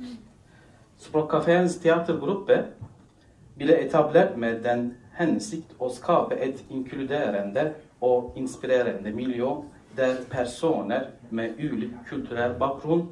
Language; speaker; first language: Norwegian; non-native, fluent; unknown